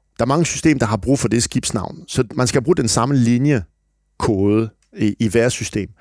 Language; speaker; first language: Danish; non-native, fluent; French